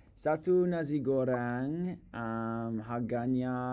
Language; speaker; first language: Indonesian; non-native, learner; English